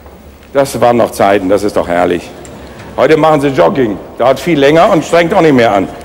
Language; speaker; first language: German; native; German